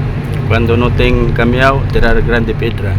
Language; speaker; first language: Portuguese; non-native, learner; Filipino